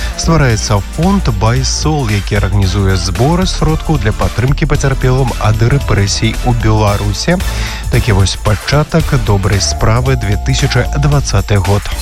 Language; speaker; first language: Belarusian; non-native, local second language; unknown